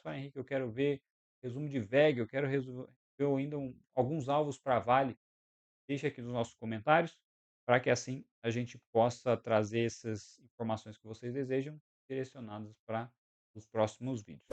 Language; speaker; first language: Portuguese; native; Portuguese